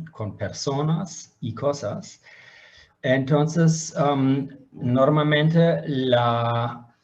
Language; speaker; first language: Spanish; non-native, fluent; German